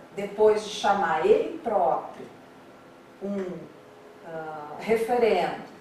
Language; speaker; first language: Portuguese; native; Portuguese